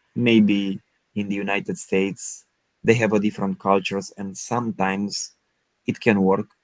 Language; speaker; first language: English; non-native, fluent; Romanian